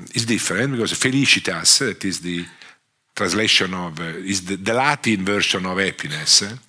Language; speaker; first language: English; non-native, fluent; Italian